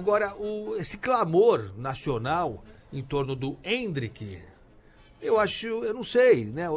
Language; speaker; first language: Portuguese; native; Portuguese